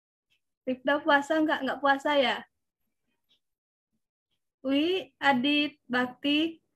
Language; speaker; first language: Indonesian; native; Indonesian